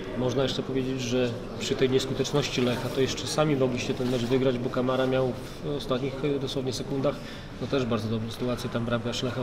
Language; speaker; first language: Polish; native; Polish